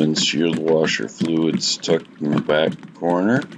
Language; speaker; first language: English; native; English